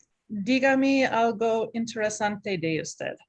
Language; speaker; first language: Spanish; non-native, learner; English